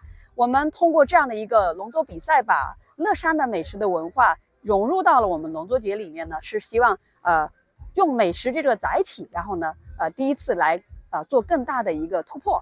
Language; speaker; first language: Chinese; native; Chinese